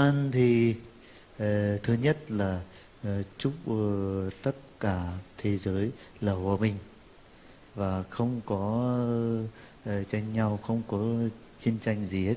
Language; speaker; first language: Vietnamese; non-native, fluent; Turkish